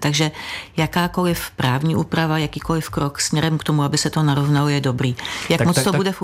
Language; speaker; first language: Czech; native; Czech